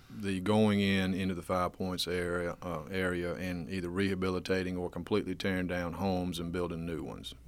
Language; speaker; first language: English; native; English